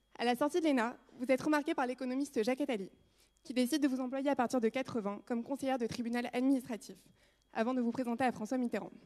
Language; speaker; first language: French; native; French